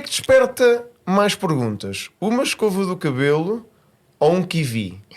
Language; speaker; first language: Portuguese; native; Portuguese